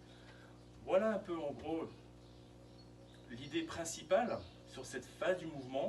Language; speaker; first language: French; native; French